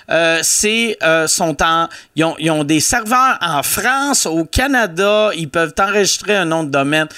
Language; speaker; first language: French; native; French